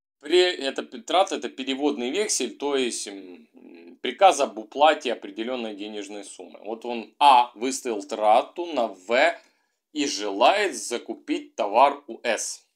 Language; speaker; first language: Russian; native; Russian